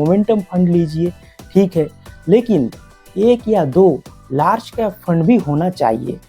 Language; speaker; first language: Hindi; non-native, local second language; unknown